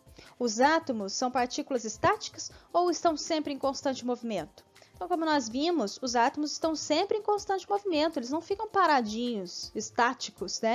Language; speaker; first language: Portuguese; native; Portuguese